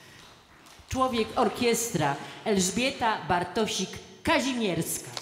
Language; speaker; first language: Polish; native; Polish